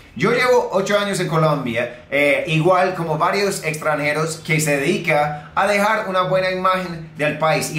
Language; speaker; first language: Spanish; non-native, fluent; English